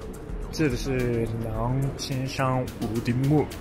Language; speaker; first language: Chinese; non-native, learner; Japanese